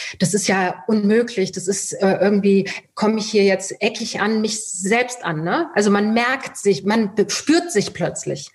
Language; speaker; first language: German; early bilingual, other home language; Persian